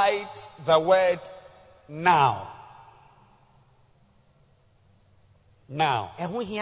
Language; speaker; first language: English; non-native, local second language; Akan